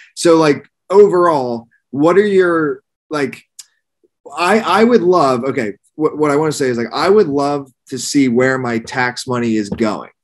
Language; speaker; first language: English; native; English